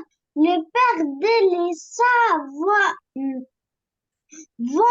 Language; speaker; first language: French; non-native, learner; Arabic